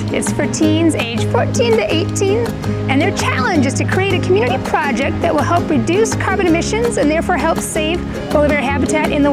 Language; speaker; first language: English; native; English